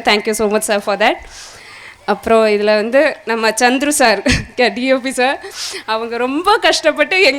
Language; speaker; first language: Tamil; non-native, learner; Malayalam